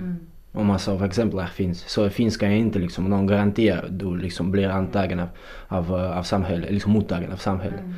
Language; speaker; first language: Swedish; non-native, fluent; Russian